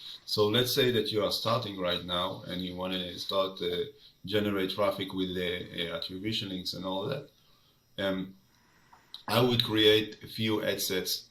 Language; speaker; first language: English; non-native, fluent; Hebrew